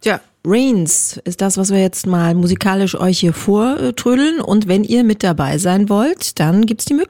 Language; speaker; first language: German; native; German